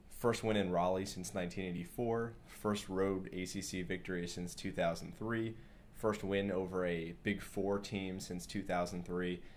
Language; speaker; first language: English; native; English